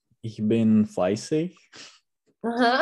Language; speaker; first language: German; non-native, learner; Czech